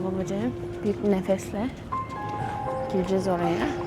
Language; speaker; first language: Turkish; early bilingual, heritage; Turkish